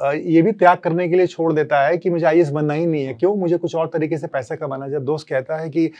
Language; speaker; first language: Hindi; native; Hindi